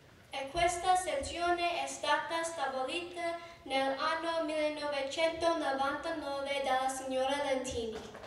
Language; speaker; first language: Italian; non-native, learner; English